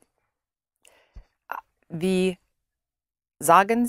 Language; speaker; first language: German; non-native, learner; English